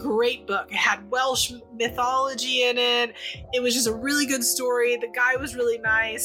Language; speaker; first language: English; native; English